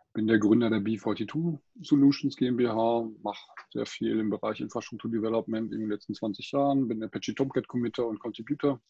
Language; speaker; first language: German; non-native, fluent; English